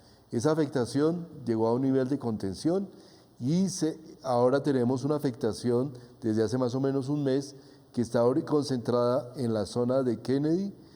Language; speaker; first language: Spanish; native; Spanish